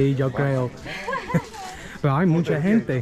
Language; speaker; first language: Spanish; non-native, learner; English